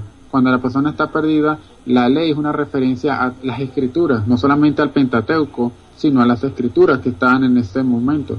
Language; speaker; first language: Spanish; native; Spanish